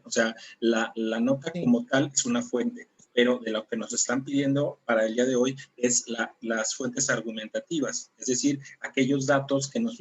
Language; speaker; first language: Spanish; native; Spanish